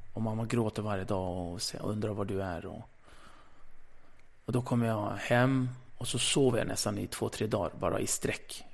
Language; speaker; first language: Swedish; early bilingual, other home language; Kurdish